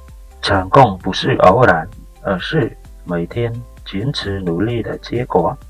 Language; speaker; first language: Chinese; non-native, fluent; Khmer